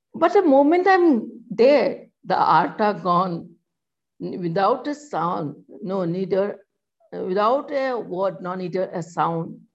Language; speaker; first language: English; non-native, local second language; Assamese